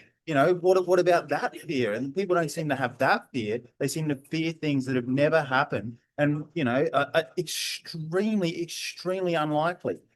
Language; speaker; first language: English; native; English